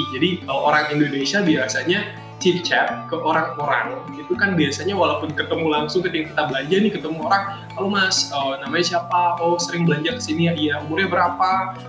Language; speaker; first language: Indonesian; native; Indonesian